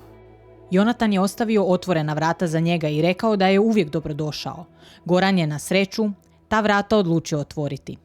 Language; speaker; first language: Croatian; native; Croatian